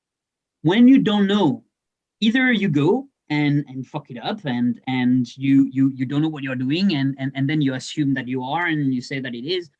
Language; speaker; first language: English; non-native, fluent; French